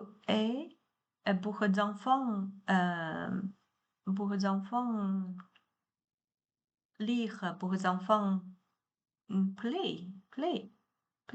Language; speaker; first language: French; non-native, learner; Chinese